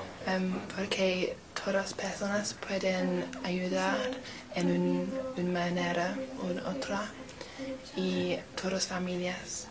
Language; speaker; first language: Spanish; non-native, learner; English